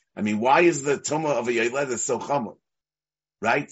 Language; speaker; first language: English; native; English